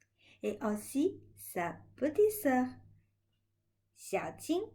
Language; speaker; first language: French; non-native, fluent; Chinese